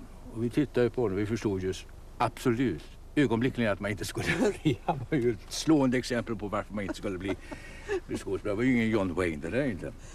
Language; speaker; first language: Swedish; native; Swedish